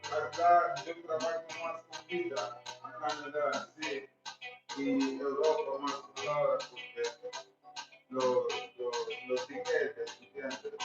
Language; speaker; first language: Spanish; non-native, learner; Portuguese